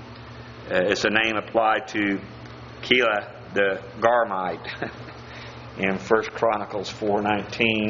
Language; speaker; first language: English; native; English